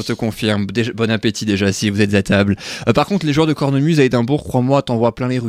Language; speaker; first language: French; native; French